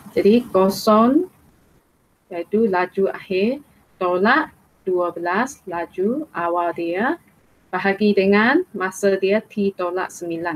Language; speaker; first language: Malay; non-native, local second language; Chinese